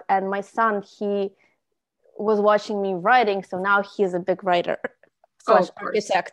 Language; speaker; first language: English; non-native, fluent; Russian